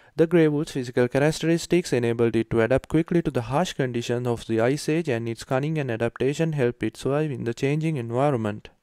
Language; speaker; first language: English; non-native, local second language; Sinhala